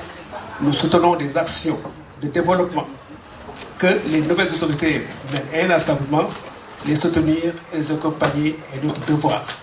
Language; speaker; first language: French; non-native, local second language; Wolof